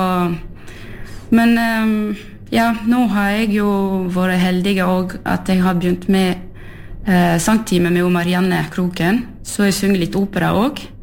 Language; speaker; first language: Norwegian; early bilingual, heritage; French